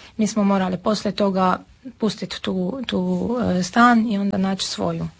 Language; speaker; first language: Serbian; non-native, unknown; Armenian